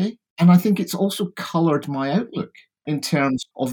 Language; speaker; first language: English; native; English